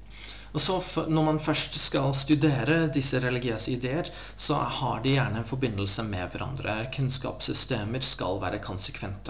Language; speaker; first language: Norwegian; non-native, fluent; English